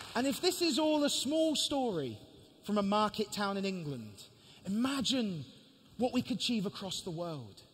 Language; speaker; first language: English; native; English